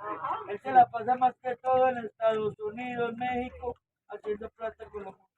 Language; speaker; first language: Spanish; native; Spanish